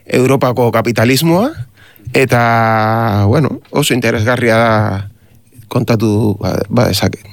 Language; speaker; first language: Basque; non-native, learner; Spanish